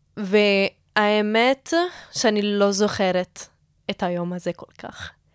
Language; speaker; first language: Hebrew; non-native, fluent; Italian